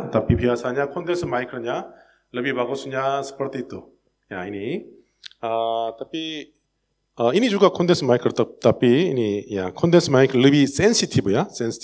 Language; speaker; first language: Indonesian; non-native, learner; Korean